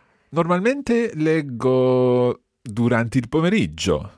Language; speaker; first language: Italian; non-native, fluent; English